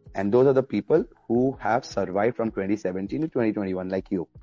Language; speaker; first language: English; early bilingual, other home language; Arabic